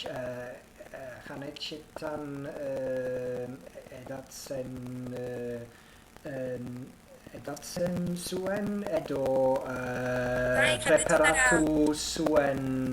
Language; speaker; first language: Basque; non-native, learner; English